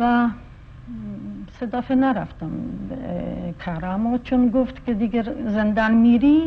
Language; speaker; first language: Persian; non-native, fluent; Polish